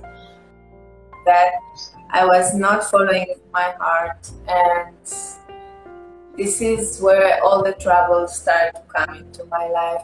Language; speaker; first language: English; non-native, learner; Hebrew